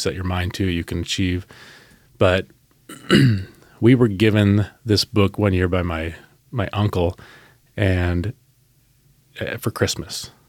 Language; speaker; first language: English; native; English